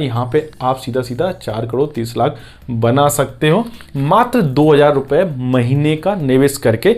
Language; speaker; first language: Hindi; native; Hindi